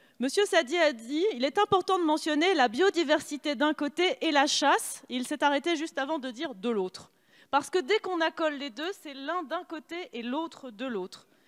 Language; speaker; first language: French; native; French